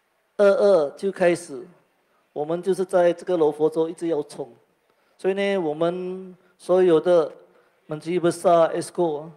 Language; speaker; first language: Chinese; non-native, local second language; Malay